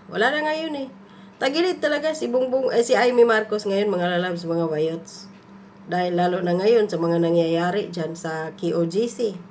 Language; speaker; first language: Filipino; non-native, local second language; Cebuano